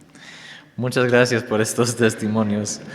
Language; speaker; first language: Spanish; non-native, fluent; English